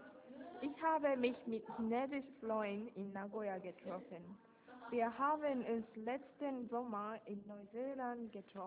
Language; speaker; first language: German; non-native, learner; Japanese